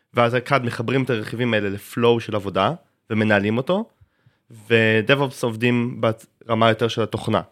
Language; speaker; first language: Hebrew; native; Hebrew